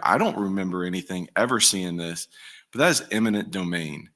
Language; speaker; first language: English; native; English